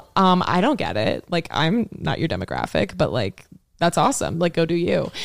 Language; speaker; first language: English; native; English